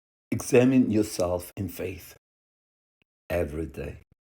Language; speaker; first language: English; non-native, fluent; Korean